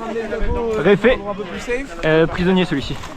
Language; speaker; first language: French; native; French